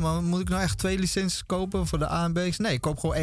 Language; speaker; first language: Dutch; native; Dutch